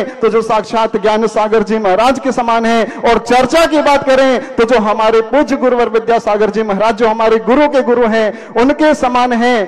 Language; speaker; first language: Hindi; native; Hindi